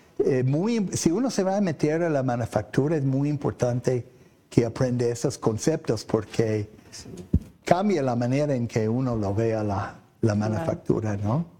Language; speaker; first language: Spanish; non-native, fluent; English